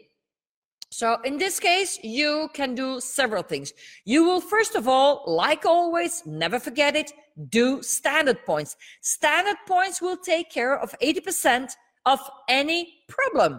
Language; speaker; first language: English; non-native, fluent; Dutch